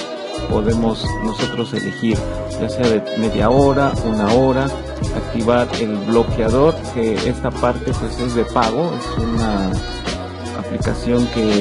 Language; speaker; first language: Spanish; native; Spanish